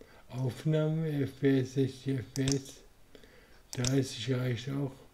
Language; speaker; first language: German; native; German